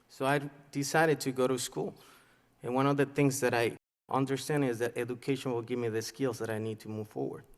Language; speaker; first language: English; non-native, fluent; Spanish